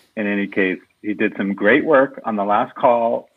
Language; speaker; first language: English; native; English